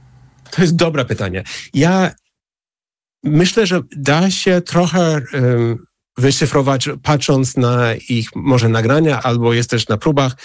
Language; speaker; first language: Polish; non-native, fluent; English